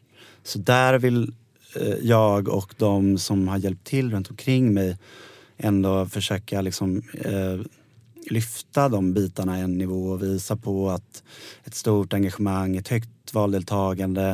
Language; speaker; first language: Swedish; native; Swedish